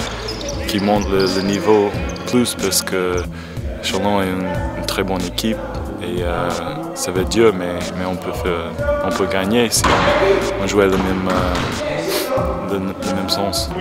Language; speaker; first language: French; non-native, fluent; English